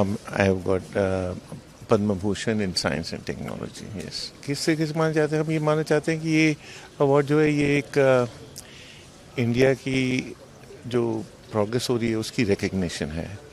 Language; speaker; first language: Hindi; native; Hindi